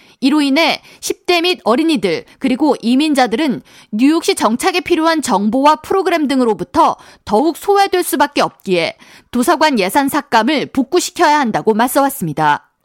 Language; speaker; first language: Korean; native; Korean